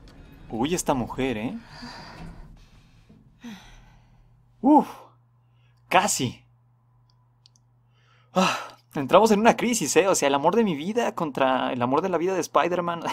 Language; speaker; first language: Spanish; native; Spanish